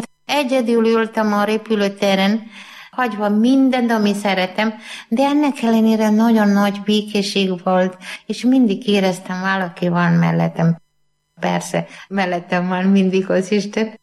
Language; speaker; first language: Hungarian; non-native, learner; Malayalam